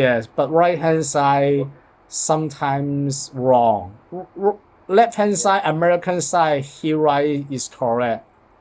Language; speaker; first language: English; non-native, learner; Cantonese